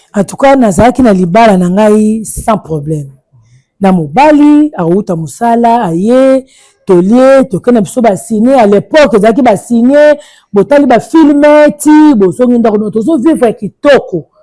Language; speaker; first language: Lingala; native; Lingala